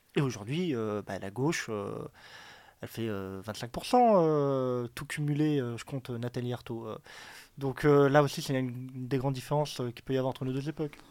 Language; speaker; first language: French; native; French